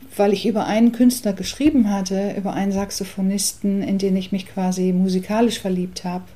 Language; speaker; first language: German; early bilingual, other home language; English